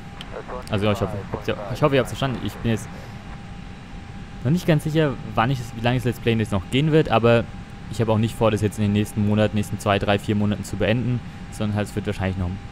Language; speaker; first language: German; native; German